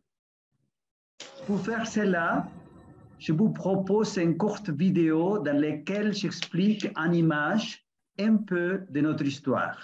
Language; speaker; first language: French; non-native, fluent; Spanish